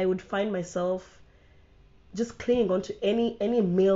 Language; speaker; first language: English; non-native, local second language; Swahili